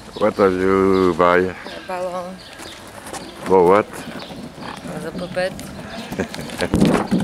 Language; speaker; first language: English; non-native, learner; Bulgarian